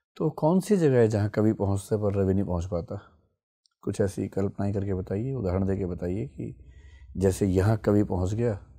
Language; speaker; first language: Hindi; native; Hindi